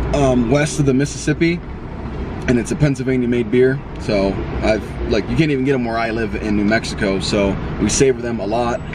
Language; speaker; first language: English; native; English